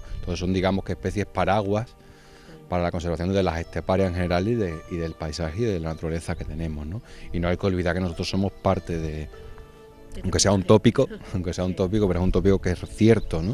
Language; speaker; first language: Spanish; native; Spanish